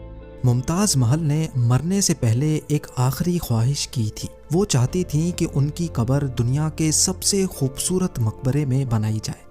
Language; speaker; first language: Urdu; native; Urdu